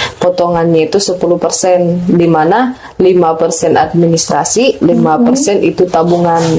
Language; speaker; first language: Indonesian; non-native, local second language; Batak Toba